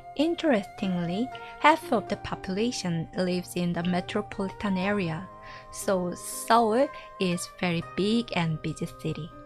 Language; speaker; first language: English; non-native, fluent; Korean